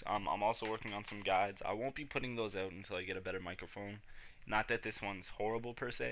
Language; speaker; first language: English; native; English